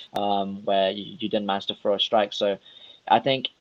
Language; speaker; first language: English; non-native, fluent; Russian